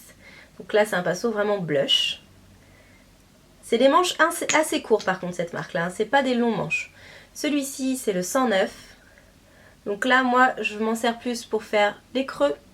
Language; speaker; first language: French; native; French